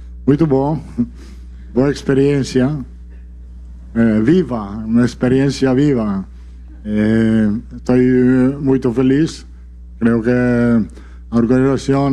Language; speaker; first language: Portuguese; non-native, fluent; Italian